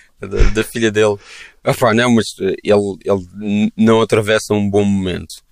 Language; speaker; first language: Portuguese; native; Portuguese